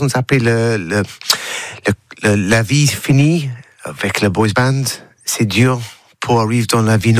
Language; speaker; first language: French; non-native, learner; English